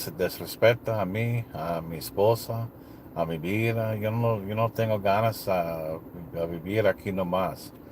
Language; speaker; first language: Spanish; non-native, learner; English